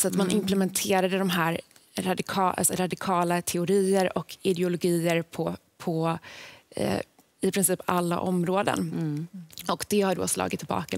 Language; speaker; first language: Swedish; native; Swedish